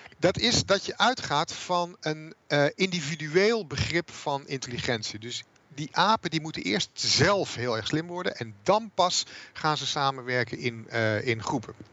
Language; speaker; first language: Dutch; native; Dutch